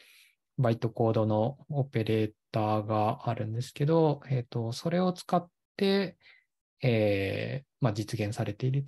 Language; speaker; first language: Japanese; native; Japanese